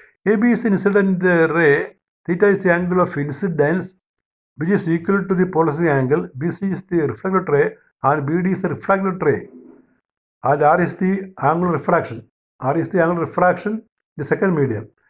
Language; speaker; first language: English; non-native, local second language; Malayalam